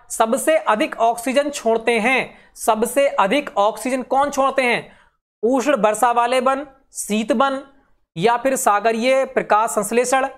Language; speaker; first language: Hindi; native; Hindi